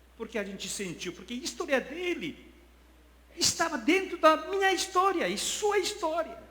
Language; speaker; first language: Portuguese; non-native, fluent; Korean